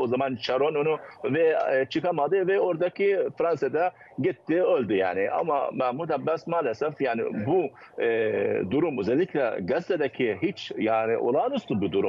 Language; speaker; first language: Turkish; non-native, fluent; Arabic